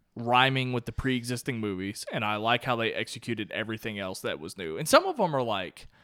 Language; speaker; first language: English; native; English